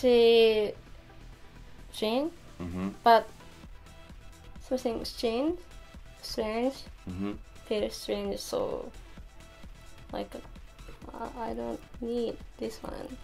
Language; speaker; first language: English; non-native, learner; Japanese